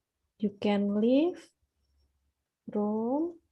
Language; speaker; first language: English; non-native, fluent; Indonesian